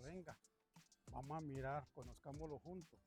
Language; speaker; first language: Spanish; native; Spanish